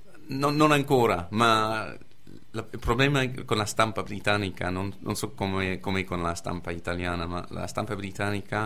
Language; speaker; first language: Italian; non-native, fluent; English